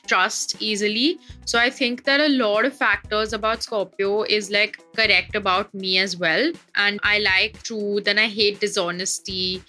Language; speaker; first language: English; non-native, local second language; Hindi